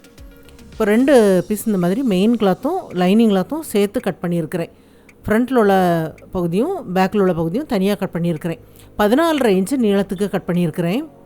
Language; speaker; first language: Tamil; native; Tamil